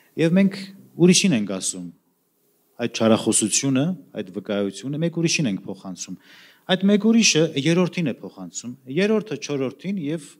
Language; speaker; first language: Armenian; native; Armenian